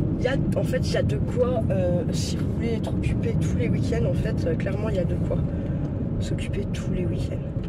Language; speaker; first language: French; native; French